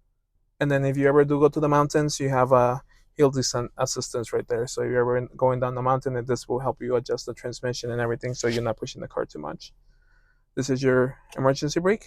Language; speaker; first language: English; native; English